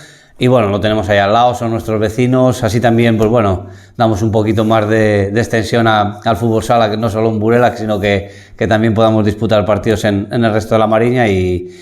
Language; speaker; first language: Spanish; native; Spanish